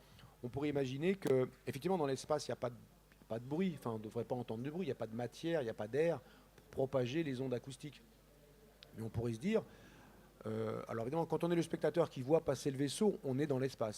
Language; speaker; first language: French; native; French